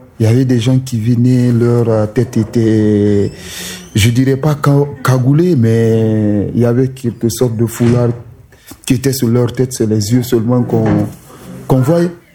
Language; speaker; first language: French; non-native, local second language; Susu